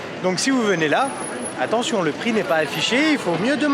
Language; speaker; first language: French; native; French